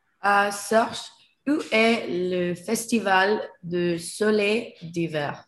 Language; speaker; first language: French; non-native, learner; Spanish